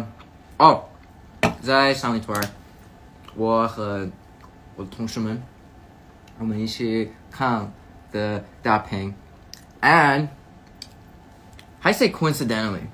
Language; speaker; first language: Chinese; non-native, learner; English